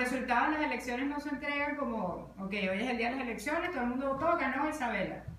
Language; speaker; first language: Spanish; native; Spanish